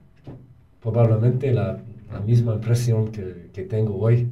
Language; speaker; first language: Spanish; non-native, learner; English